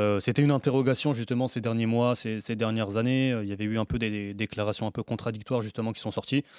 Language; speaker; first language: French; native; French